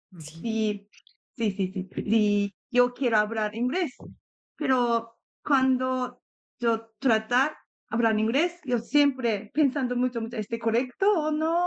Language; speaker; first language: Spanish; non-native, learner; Japanese